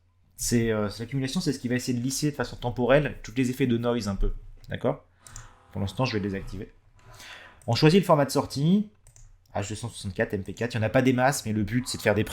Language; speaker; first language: French; native; French